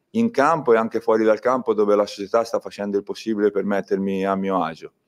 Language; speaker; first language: Italian; native; Italian